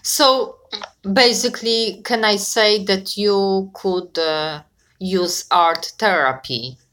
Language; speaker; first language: English; non-native, fluent; Polish